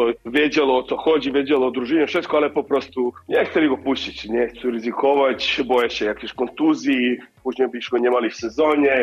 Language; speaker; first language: Polish; non-native, learner; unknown